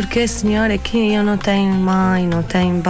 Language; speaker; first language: Portuguese; non-native, learner; Arabic